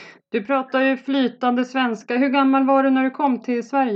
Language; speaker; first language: Swedish; native; Swedish